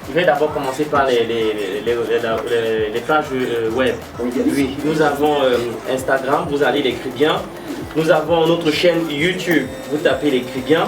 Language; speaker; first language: French; native; French